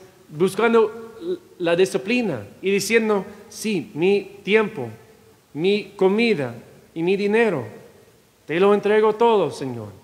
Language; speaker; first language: Spanish; non-native, fluent; English